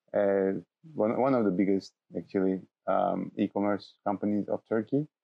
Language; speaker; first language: English; non-native, fluent; Turkish